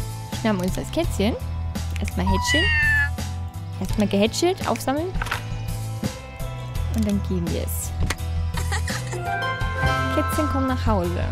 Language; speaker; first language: German; native; German